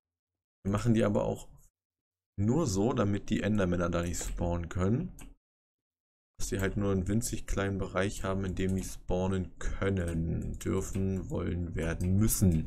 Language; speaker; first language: German; native; German